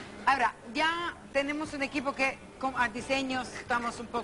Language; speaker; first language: Spanish; native; Spanish